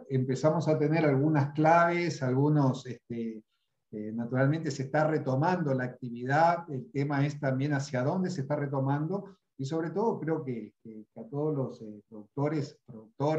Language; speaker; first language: Spanish; native; Spanish